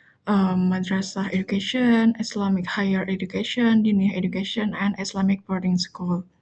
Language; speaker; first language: English; non-native, learner; Indonesian